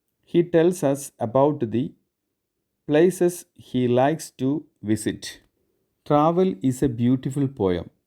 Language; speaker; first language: English; non-native, local second language; Malayalam